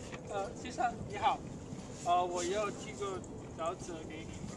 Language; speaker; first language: Chinese; non-native, learner; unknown